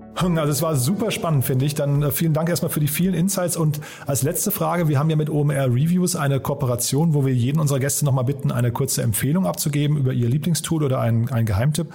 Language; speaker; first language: German; native; German